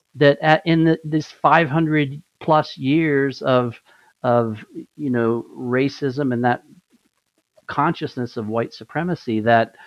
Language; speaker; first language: English; native; English